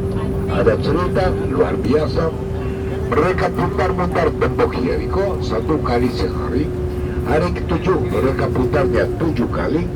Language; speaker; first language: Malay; non-native, fluent; Hebrew